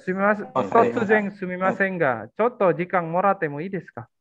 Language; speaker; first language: Japanese; non-native, fluent; Indonesian